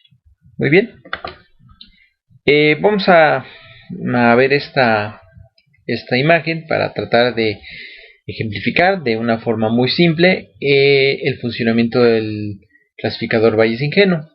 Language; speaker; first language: Spanish; native; Spanish